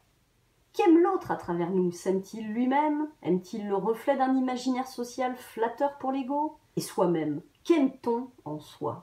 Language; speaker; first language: French; native; French